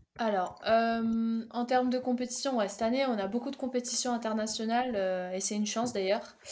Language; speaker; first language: French; early bilingual, other home language; Arabic